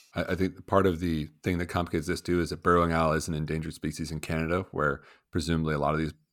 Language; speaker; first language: English; native; English